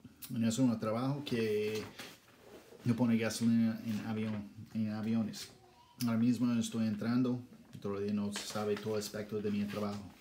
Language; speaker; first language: Spanish; non-native, learner; English